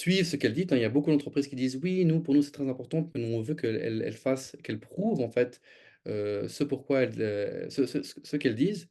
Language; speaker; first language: French; native; French